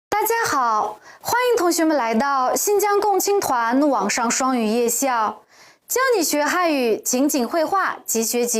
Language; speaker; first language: Chinese; non-native, local second language; Uyghur